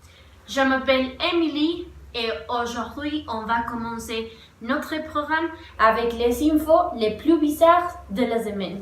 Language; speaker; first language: French; non-native, learner; Spanish